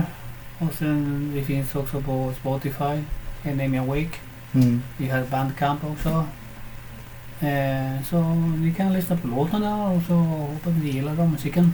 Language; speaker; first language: Swedish; non-native, fluent; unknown